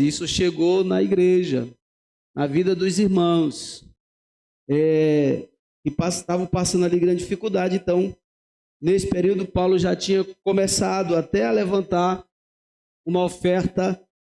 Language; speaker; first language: Portuguese; native; Portuguese